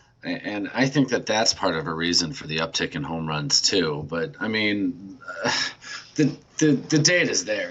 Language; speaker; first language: English; native; English